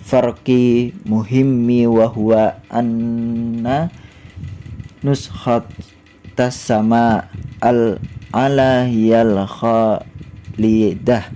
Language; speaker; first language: Arabic; non-native, learner; Indonesian